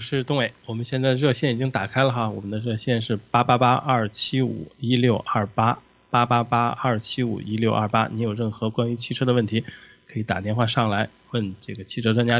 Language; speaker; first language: Chinese; native; Chinese